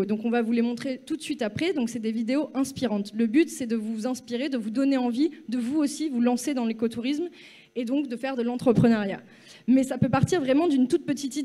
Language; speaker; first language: French; native; French